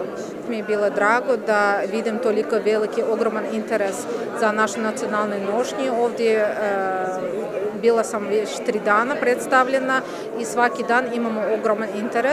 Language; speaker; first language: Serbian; non-native, fluent; Azerbaijani